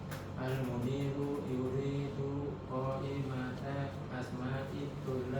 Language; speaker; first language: Arabic; non-native, learner; Indonesian